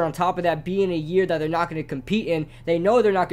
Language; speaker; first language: English; native; English